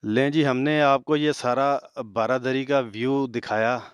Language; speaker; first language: Urdu; non-native, local second language; Punjabi